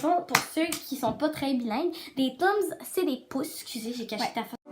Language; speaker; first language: French; native; French